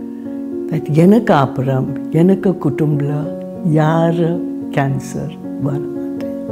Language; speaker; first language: Tamil; non-native, learner; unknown